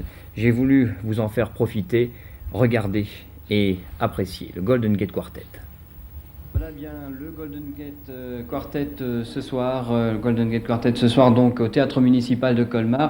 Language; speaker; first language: French; native; French